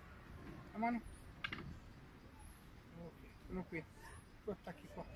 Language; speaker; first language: Italian; non-native, fluent; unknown